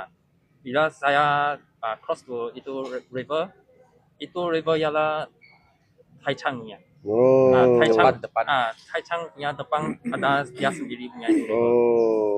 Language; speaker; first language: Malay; non-native, local second language; Chinese